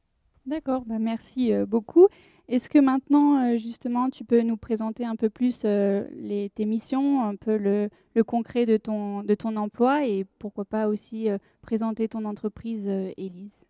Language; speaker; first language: French; native; French